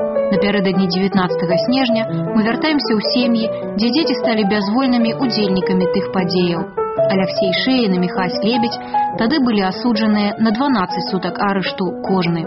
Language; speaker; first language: Belarusian; native; Belarusian